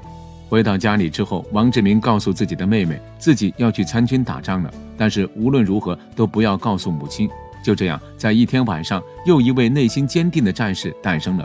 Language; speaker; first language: Chinese; native; Chinese